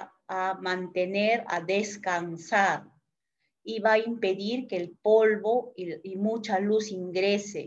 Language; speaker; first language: Spanish; native; Spanish